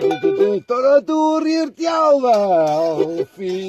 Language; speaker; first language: Welsh; native; Welsh